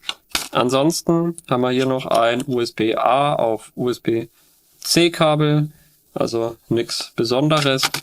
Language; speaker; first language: German; native; German